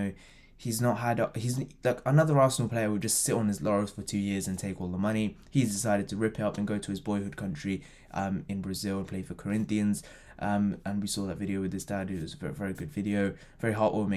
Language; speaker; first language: English; native; English